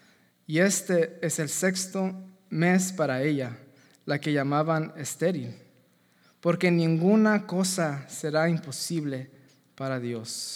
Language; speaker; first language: Spanish; native; Spanish